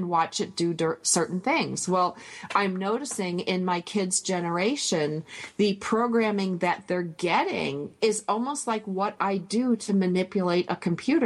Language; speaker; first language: English; native; English